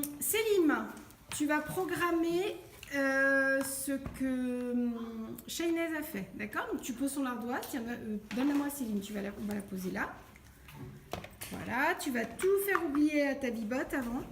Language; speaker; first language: French; native; French